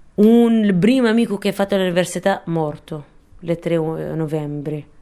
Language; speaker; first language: Italian; non-native, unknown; Arabic